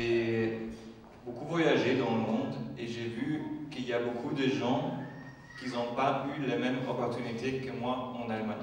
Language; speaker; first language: French; non-native, fluent; German